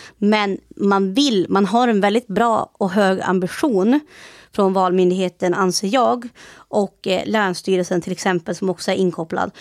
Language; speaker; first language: Swedish; native; Swedish